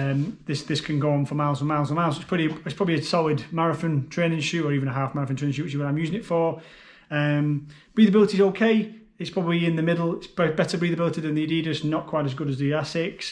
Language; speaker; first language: English; native; English